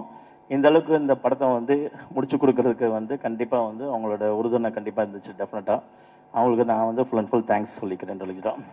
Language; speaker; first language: Tamil; native; Tamil